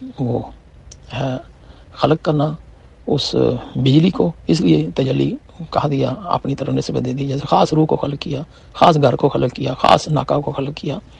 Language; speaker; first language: Urdu; native; Urdu